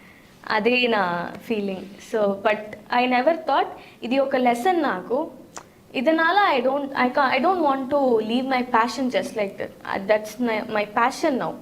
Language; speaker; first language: Telugu; non-native, learner; Tamil